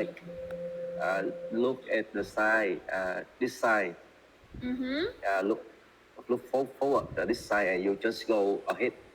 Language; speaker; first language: English; non-native, learner; Vietnamese